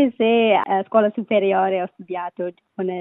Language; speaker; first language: Italian; non-native, learner; Sinhala